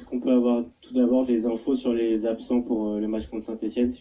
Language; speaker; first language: French; native; French